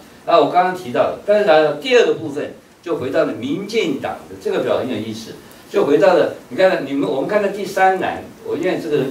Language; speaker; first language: Chinese; native; Chinese